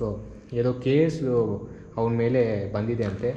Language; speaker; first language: Kannada; non-native, local second language; Telugu